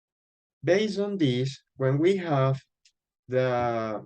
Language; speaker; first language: English; non-native, fluent; Spanish